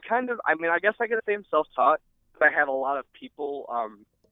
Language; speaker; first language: English; native; English